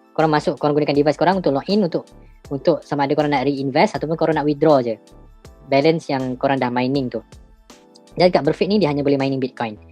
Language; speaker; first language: Malay; native; Malay